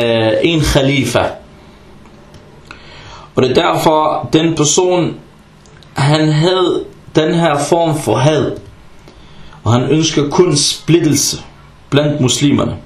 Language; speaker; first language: Danish; early bilingual, other home language; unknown